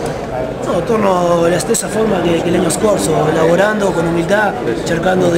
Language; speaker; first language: Italian; non-native, fluent; Spanish